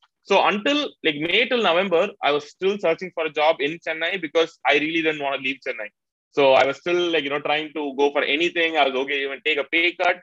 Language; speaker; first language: English; non-native, local second language; Tamil